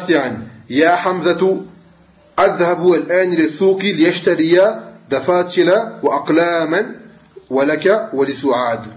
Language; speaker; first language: Arabic; non-native, fluent; French